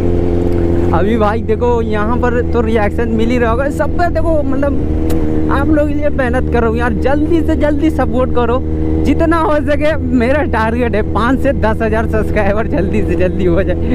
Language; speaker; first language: Hindi; native; Hindi